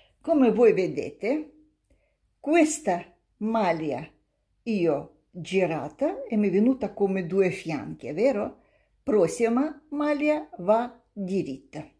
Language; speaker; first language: Italian; non-native, learner; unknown